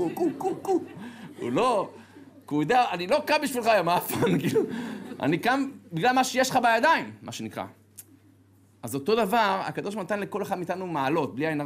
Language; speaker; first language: Hebrew; native; Hebrew